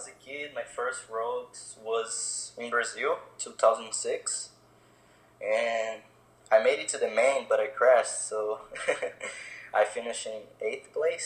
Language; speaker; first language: English; non-native, fluent; Portuguese